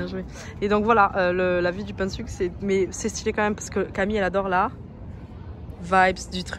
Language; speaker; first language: French; native; French